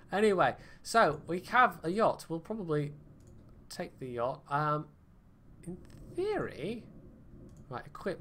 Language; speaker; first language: English; native; English